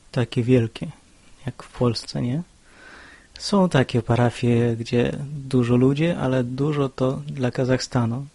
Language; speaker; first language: Polish; early bilingual, other home language; Russian